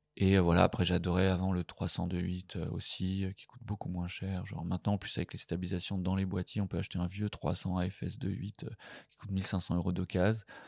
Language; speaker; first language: French; native; French